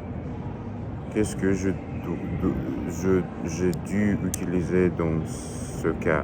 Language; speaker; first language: French; non-native, learner; Russian